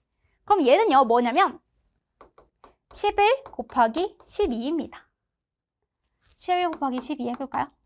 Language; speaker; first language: Korean; native; Korean